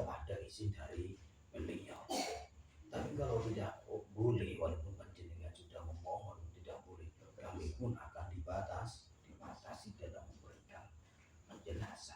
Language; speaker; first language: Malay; non-native, local second language; Javanese